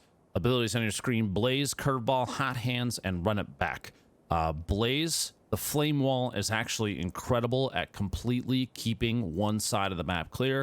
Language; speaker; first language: English; native; English